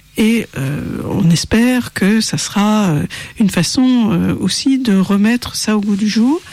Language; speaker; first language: French; native; French